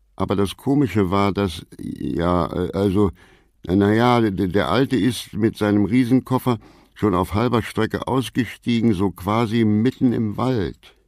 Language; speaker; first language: German; native; German